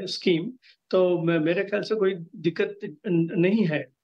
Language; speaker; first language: Hindi; non-native, local second language; Telugu